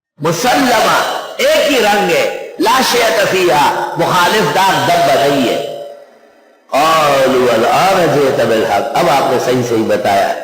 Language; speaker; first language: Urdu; non-native, local second language; Pashto